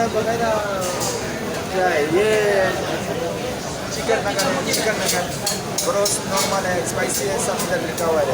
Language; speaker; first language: Hindi; non-native, learner; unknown